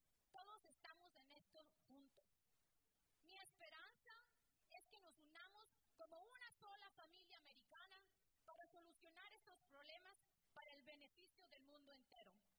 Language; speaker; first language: Spanish; early bilingual, other home language; English